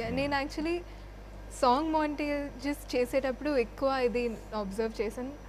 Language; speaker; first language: Telugu; non-native, fluent; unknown